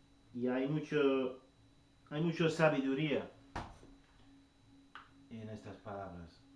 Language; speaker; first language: Spanish; non-native, learner; English